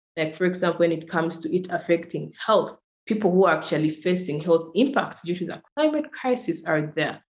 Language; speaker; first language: English; non-native, local second language; Ganda